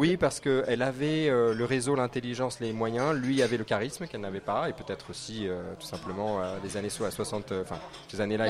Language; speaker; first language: French; native; French